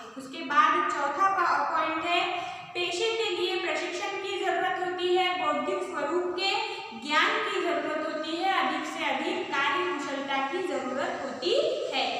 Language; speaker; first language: Hindi; non-native, local second language; Marathi